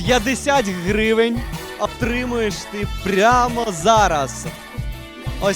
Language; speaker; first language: Russian; native; Russian